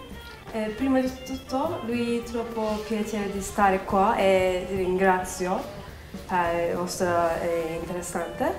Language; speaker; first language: Italian; non-native, learner; Turkish